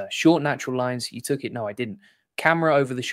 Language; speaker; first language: English; native; English